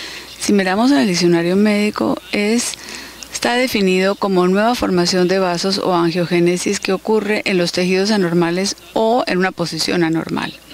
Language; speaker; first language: Spanish; native; Spanish